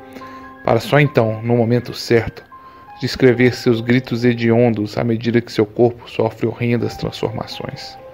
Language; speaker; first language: Portuguese; native; Portuguese